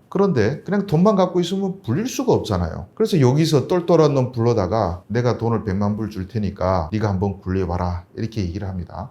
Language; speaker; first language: Korean; native; Korean